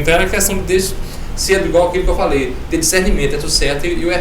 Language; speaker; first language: Portuguese; native; Portuguese